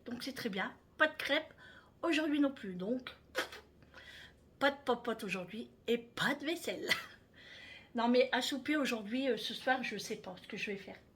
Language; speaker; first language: French; native; French